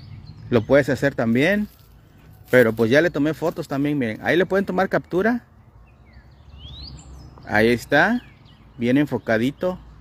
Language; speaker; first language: Spanish; native; Spanish